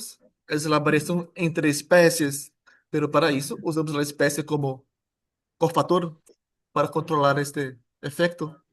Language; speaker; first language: Spanish; non-native, fluent; Portuguese